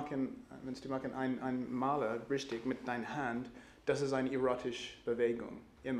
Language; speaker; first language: German; non-native, learner; English